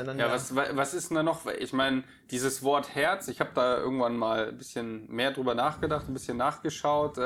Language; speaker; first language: German; native; German